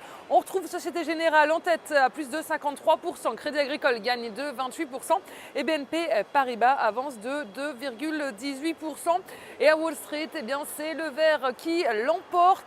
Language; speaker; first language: French; native; French